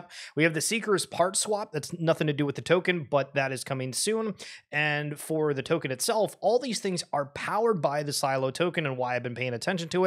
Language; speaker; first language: English; native; English